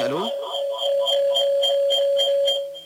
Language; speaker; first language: Arabic; native; Arabic